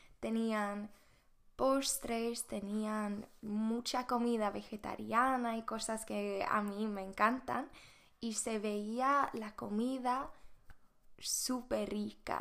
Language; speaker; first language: Spanish; non-native, fluent; Swedish